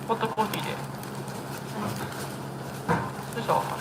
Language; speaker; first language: Japanese; native; Japanese